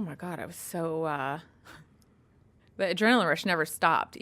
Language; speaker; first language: English; native; English